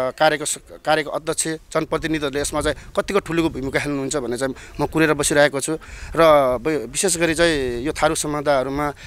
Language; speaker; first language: Nepali; native; Nepali